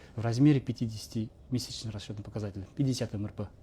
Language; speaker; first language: Russian; non-native, local second language; Kazakh